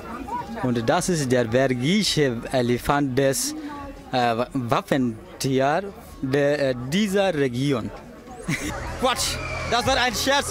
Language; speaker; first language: German; non-native, learner; Bangla